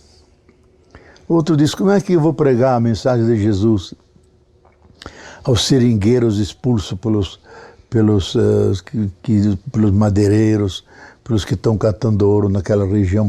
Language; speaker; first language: Portuguese; native; Portuguese